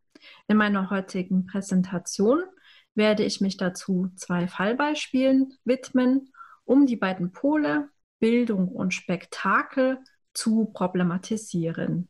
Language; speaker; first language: German; native; German